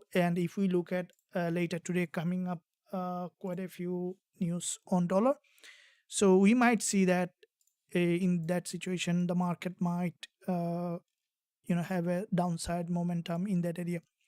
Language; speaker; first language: English; non-native, fluent; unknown